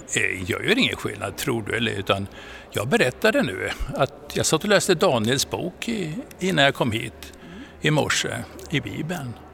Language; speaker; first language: Swedish; native; Swedish